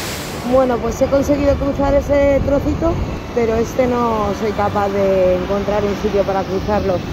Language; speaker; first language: Spanish; native; Spanish